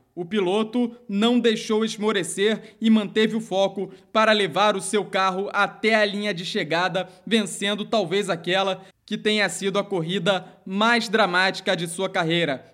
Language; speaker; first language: Portuguese; native; Portuguese